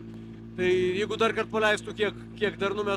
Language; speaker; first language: Lithuanian; native; Lithuanian